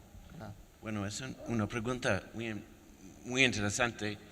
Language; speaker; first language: Spanish; non-native, fluent; French